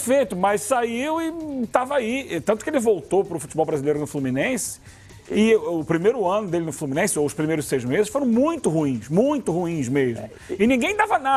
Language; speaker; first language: Portuguese; native; Portuguese